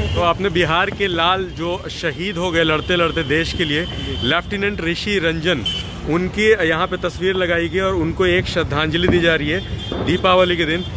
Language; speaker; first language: Hindi; native; Hindi